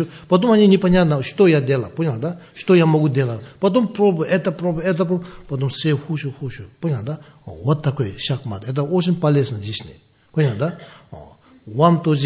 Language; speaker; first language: Russian; non-native, learner; Tibetan